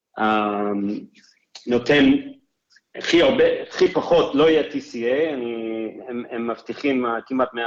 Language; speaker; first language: Hebrew; non-native, fluent; English